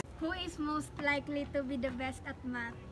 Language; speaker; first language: English; non-native, local second language; Filipino